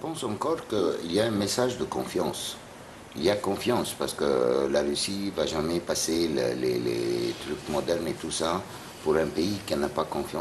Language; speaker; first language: French; non-native, fluent; Arabic